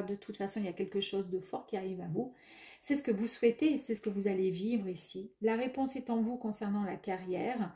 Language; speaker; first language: French; native; French